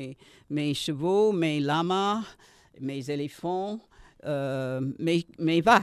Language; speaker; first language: French; non-native, learner; English